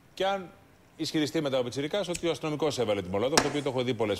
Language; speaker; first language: Greek; native; Greek